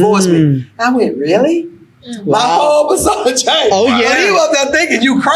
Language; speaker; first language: English; native; English